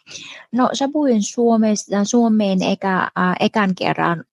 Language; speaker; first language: Finnish; non-native, fluent; Vietnamese